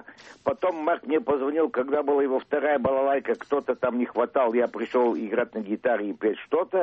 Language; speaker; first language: Russian; early bilingual, heritage; Russian